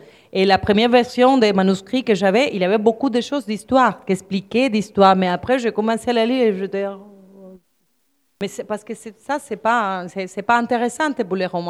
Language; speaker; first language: French; non-native, fluent; Spanish